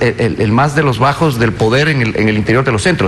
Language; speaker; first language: Spanish; native; Spanish